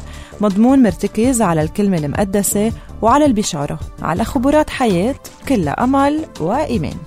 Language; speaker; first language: Arabic; native; Arabic